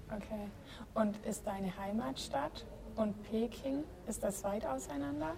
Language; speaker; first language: German; native; German